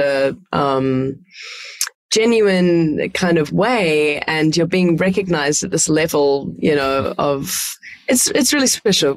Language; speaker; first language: English; native; English